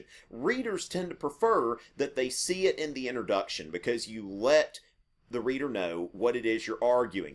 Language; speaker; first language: English; native; English